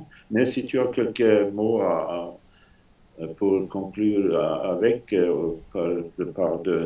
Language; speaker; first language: French; non-native, fluent; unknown